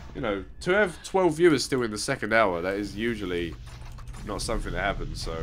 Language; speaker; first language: English; native; English